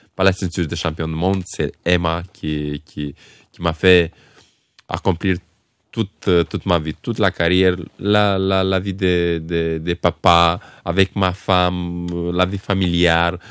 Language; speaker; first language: French; non-native, fluent; Romanian